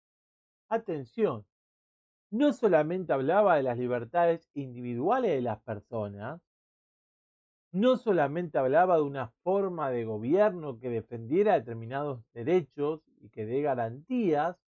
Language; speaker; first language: Spanish; native; Spanish